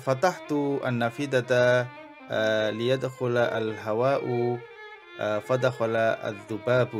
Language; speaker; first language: Arabic; non-native, fluent; Indonesian